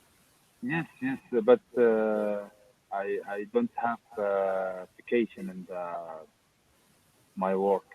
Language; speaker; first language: English; non-native, learner; Arabic